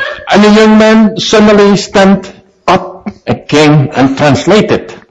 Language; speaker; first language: English; native; English